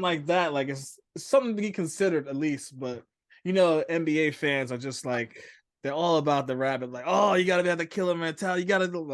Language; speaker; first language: English; native; English